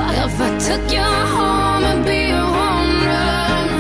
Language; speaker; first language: English; native; English